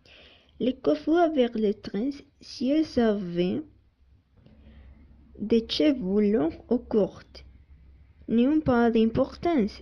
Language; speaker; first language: French; non-native, learner; Spanish